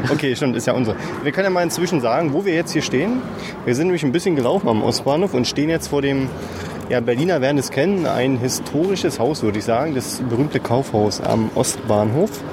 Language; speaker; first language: German; native; German